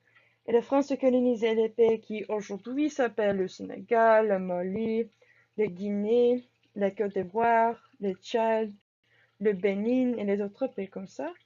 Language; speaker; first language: French; non-native, learner; English